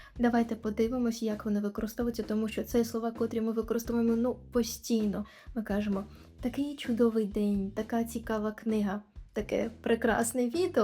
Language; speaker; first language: Ukrainian; native; Ukrainian